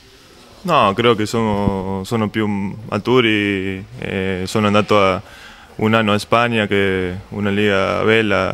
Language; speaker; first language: Italian; non-native, learner; Spanish